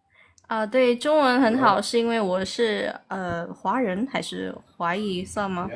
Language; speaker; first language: Chinese; early bilingual, heritage; Chinese